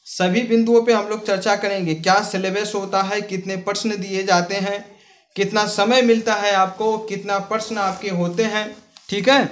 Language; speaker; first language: Hindi; native; Hindi